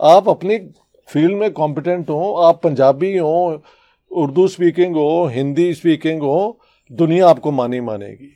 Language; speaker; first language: Hindi; native; Hindi